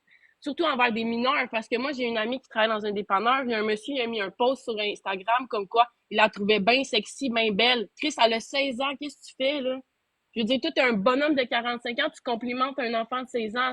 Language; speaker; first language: French; native; French